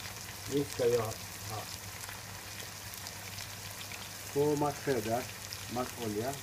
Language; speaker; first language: Swedish; non-native, fluent; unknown